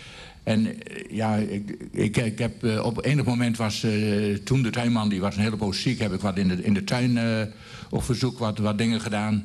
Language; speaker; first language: Dutch; native; Dutch